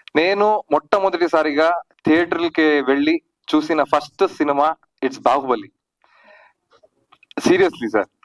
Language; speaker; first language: Telugu; non-native, learner; Tamil